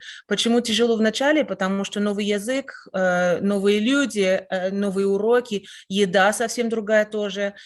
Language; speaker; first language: Russian; non-native, fluent; French